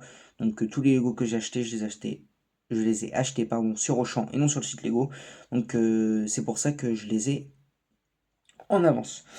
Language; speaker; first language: French; native; French